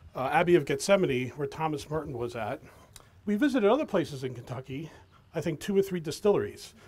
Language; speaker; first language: English; native; English